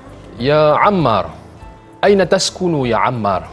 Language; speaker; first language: Arabic; non-native, fluent; Malay